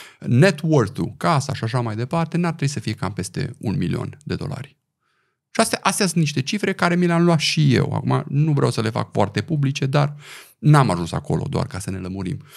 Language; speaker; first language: Romanian; native; Romanian